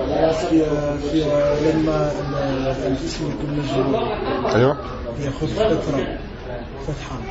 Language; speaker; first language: Arabic; non-native, learner; French